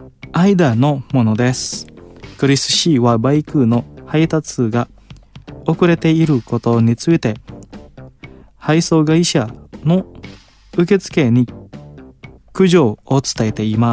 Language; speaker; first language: Japanese; non-native, fluent; Indonesian